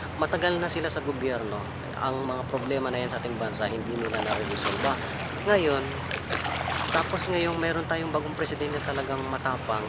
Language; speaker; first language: Filipino; native; Filipino